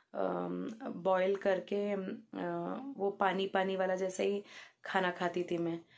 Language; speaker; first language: Hindi; non-native, local second language; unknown